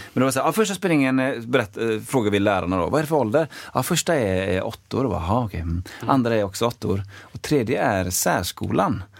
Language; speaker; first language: Swedish; native; Swedish